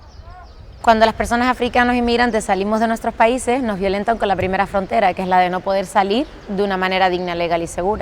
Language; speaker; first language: Spanish; non-native, fluent; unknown